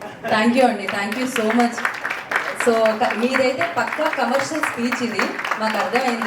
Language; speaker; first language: Telugu; native; Telugu